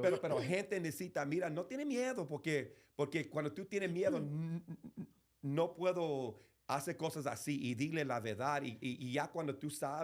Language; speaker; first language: Spanish; early bilingual, heritage; English